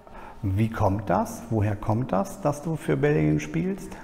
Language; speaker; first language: German; native; German